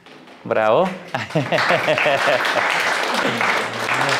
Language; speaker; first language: Bulgarian; native; Bulgarian